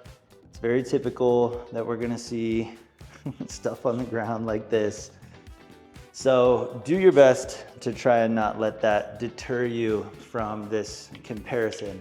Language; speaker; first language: English; native; English